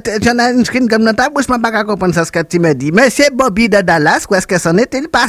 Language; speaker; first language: French; native; French